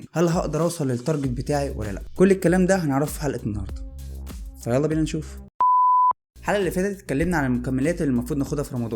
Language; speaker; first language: Arabic; native; Arabic